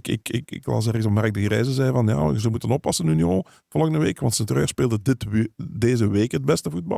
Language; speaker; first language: Dutch; native; Dutch